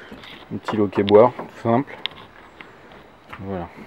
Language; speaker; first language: French; native; French